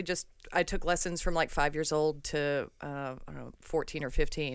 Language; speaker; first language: English; native; English